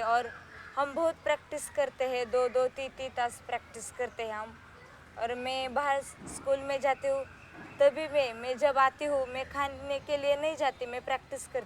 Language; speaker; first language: Hindi; non-native, local second language; Marathi